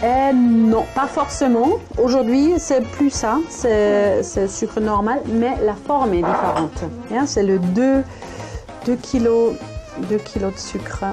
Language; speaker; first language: French; non-native, fluent; German